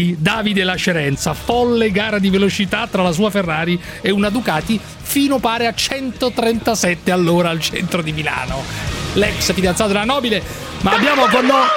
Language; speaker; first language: Italian; native; Italian